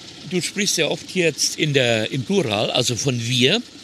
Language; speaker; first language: German; native; German